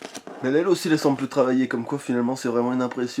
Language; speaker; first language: French; native; French